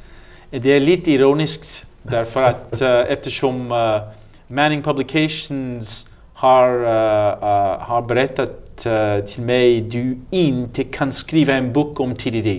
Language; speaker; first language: Swedish; non-native, learner; English